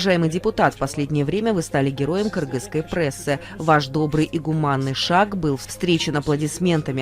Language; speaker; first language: Russian; native; Russian